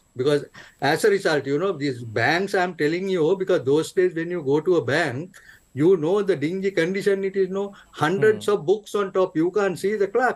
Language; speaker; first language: English; non-native, local second language; Sinhala